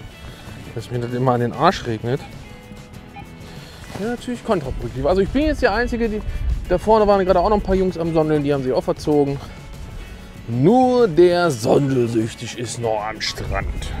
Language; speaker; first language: German; native; German